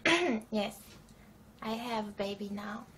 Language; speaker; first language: English; non-native, learner; Turkish